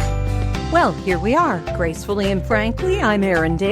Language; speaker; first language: English; native; English